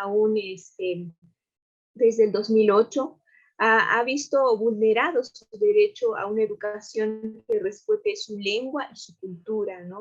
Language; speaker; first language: Spanish; native; Spanish